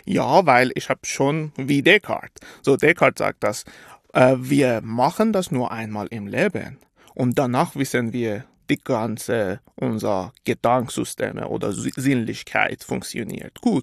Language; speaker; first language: German; non-native, fluent; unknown